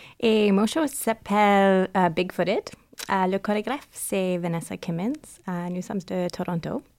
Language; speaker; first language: French; non-native, learner; English